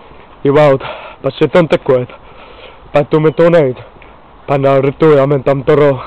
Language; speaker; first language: Welsh; non-native, learner; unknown